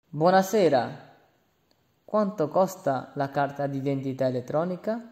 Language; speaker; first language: Italian; non-native, fluent; Bangla